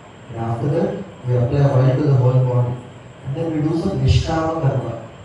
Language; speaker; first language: English; non-native, local second language; Telugu